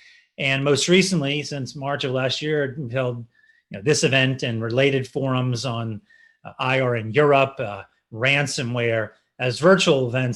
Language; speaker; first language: English; native; English